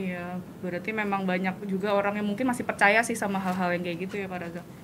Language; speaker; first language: Indonesian; native; Indonesian